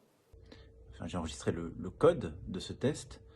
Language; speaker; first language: French; native; French